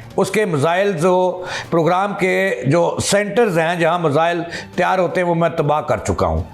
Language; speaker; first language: Urdu; non-native, local second language; Punjabi